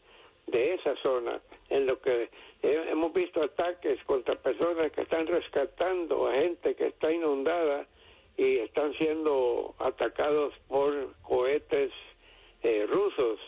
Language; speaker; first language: Spanish; native; Spanish